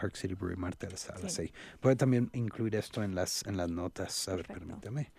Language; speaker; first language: Spanish; native; Spanish